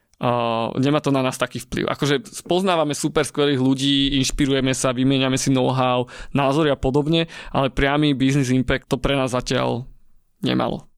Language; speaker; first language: Slovak; native; Slovak